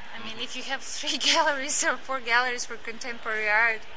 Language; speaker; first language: English; non-native, fluent; Croatian